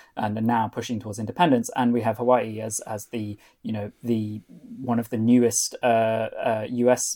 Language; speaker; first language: English; non-native, local second language; Welsh